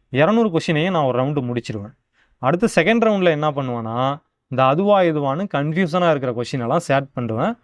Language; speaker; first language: Tamil; native; Tamil